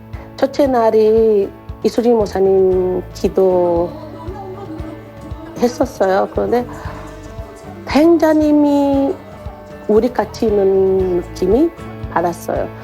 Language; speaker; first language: Korean; non-native, learner; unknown